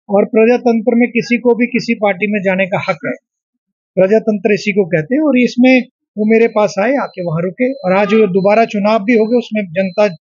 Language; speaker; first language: Hindi; native; Hindi